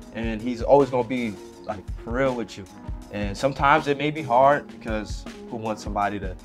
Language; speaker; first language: English; native; English